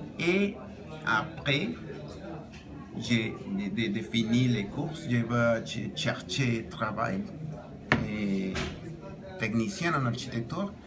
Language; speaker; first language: French; non-native, learner; Spanish